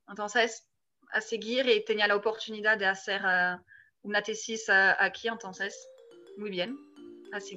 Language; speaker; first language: Spanish; non-native, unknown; French